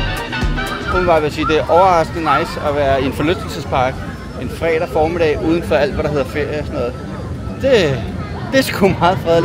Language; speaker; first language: Danish; native; Danish